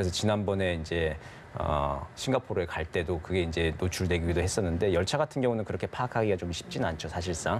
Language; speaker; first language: Korean; native; Korean